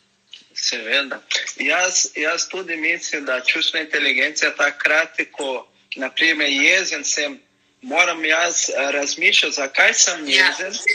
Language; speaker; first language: Slovenian; non-native, learner; Portuguese